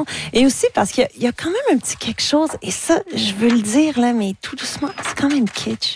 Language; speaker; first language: French; native; French